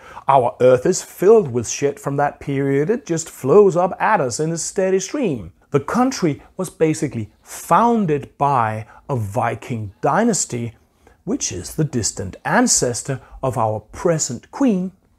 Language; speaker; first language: English; non-native, fluent; Danish